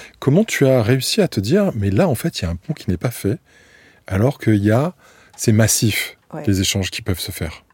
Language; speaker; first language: French; native; French